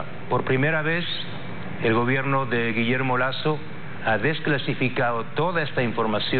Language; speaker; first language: Spanish; native; Spanish